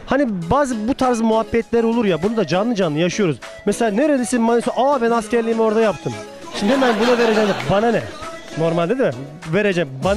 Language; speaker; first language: Turkish; native; Turkish